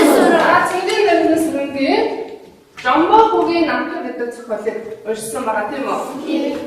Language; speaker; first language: Mongolian; native; Mongolian